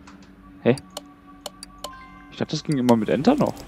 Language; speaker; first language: German; native; German